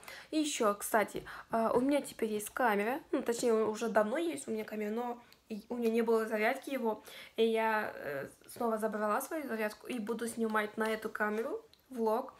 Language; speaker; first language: Russian; non-native, local second language; Kazakh